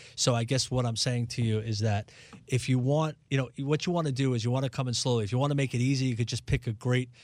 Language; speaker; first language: English; native; English